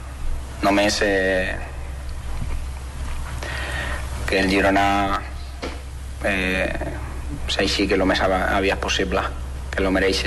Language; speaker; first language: Catalan; non-native, fluent; Spanish